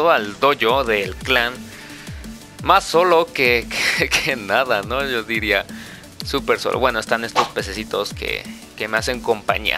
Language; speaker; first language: Spanish; native; Spanish